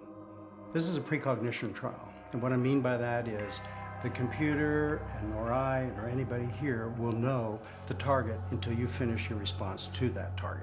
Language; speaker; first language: English; native; English